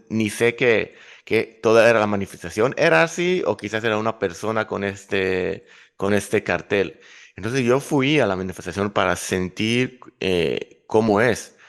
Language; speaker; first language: Spanish; non-native, fluent; Hebrew